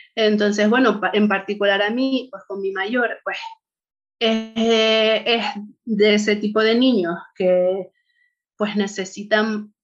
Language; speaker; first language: Spanish; native; Spanish